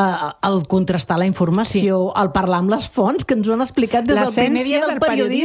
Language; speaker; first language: Catalan; native; Catalan